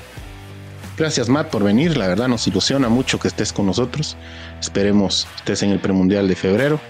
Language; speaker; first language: Spanish; native; Spanish